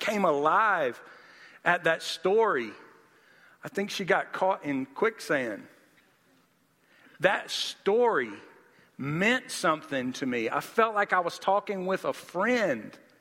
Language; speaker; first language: English; native; English